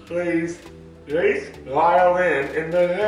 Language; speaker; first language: English; native; English